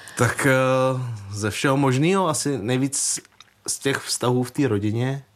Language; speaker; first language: Czech; early bilingual, other home language; Vietnamese